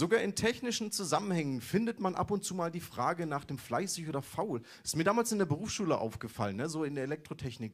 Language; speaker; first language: German; native; German